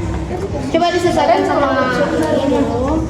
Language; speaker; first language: Indonesian; native; Indonesian